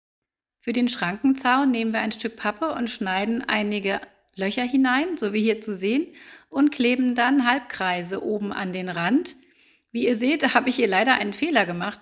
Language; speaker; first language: German; native; German